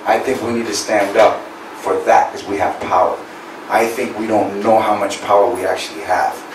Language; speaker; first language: English; native; English